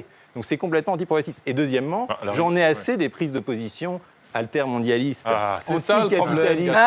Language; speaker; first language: French; native; French